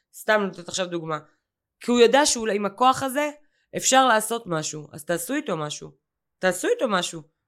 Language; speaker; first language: Hebrew; native; Hebrew